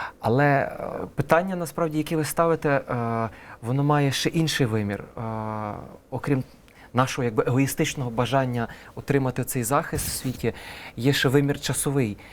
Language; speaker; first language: Ukrainian; native; Ukrainian